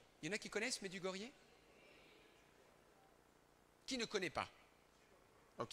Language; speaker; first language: French; early bilingual, other home language; Arabic